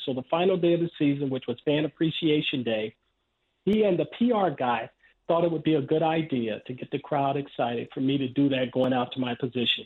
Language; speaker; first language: English; native; English